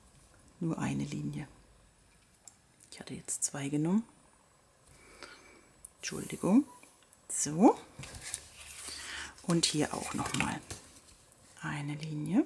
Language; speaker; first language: German; native; German